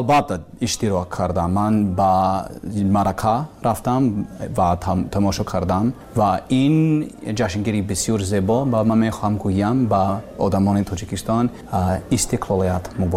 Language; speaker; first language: Persian; non-native, learner; English